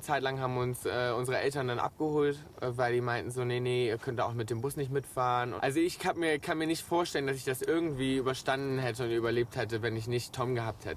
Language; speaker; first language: German; native; German